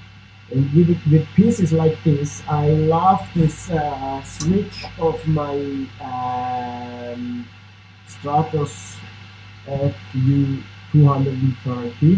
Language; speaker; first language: English; non-native, fluent; Italian